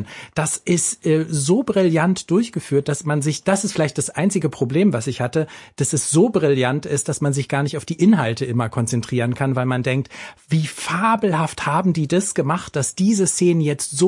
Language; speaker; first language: German; native; German